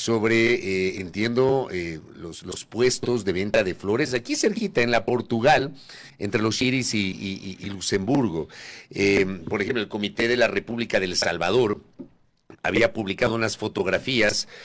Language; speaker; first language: Spanish; native; Spanish